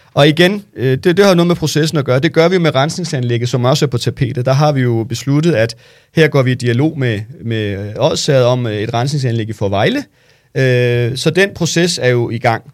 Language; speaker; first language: Danish; early bilingual, other home language; Turkish